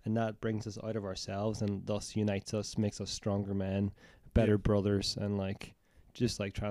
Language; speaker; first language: English; native; English